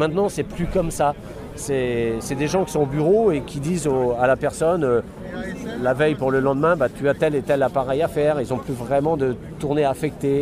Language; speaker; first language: French; native; French